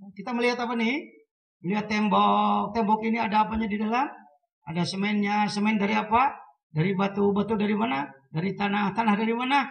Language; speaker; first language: Indonesian; non-native, local second language; Sundanese